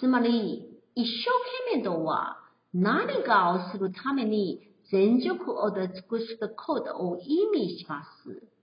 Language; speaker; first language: Japanese; non-native, learner; Chinese